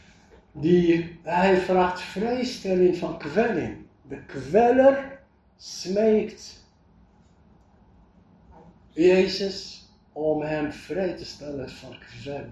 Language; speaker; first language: Dutch; non-native, fluent; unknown